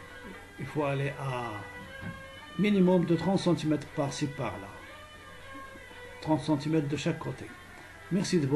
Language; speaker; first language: French; non-native, local second language; Arabic